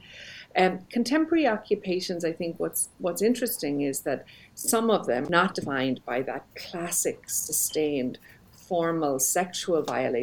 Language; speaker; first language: English; native; English